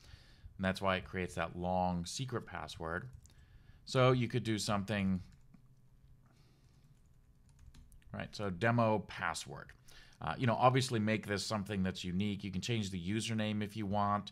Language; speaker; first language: English; native; English